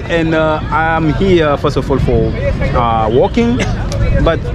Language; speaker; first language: English; non-native, fluent; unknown